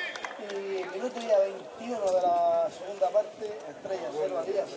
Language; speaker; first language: Spanish; native; Spanish